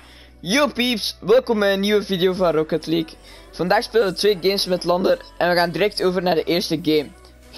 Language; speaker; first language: Dutch; native; Dutch